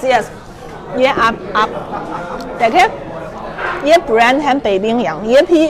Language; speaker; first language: Hindi; non-native, learner; Chinese